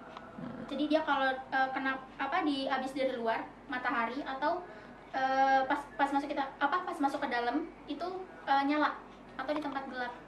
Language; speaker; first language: Indonesian; native; Indonesian